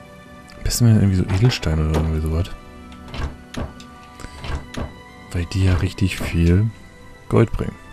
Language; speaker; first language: German; native; German